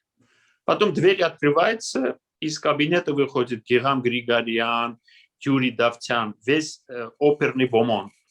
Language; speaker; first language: Russian; non-native, local second language; Armenian